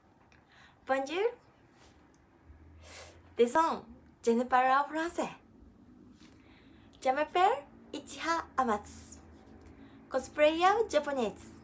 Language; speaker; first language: French; non-native, learner; Japanese